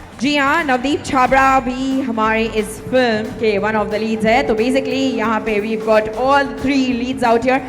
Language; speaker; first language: Hindi; native; Hindi